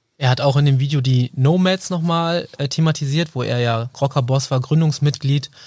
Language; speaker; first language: German; native; German